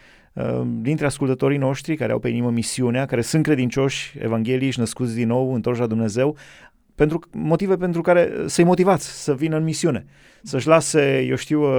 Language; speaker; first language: Romanian; native; Romanian